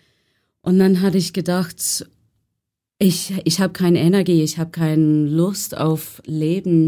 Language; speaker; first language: German; non-native, learner; English